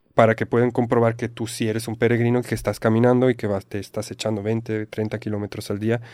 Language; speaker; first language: Spanish; non-native, fluent; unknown